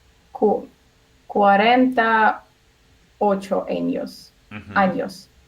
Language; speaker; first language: Spanish; non-native, learner; Russian